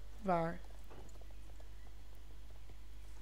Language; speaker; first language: Dutch; native; Dutch